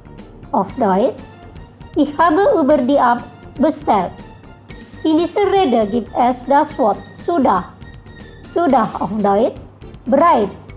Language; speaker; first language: German; non-native, fluent; Indonesian